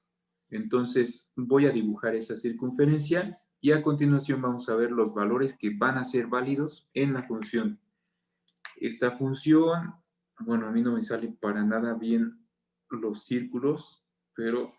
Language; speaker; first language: Spanish; native; Spanish